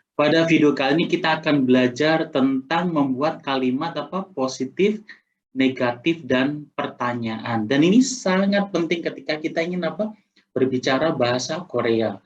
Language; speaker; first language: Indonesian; native; Indonesian